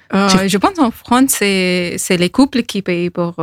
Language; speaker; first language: French; non-native, fluent; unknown